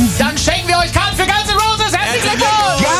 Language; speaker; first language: German; native; German